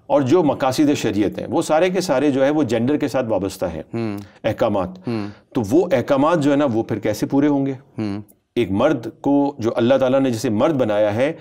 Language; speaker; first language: Urdu; native; Urdu